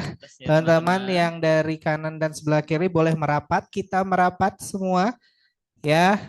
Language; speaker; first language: Indonesian; native; Indonesian